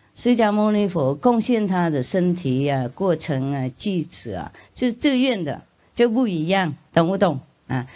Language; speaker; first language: Chinese; non-native, fluent; Vietnamese